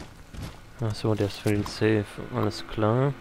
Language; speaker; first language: German; native; German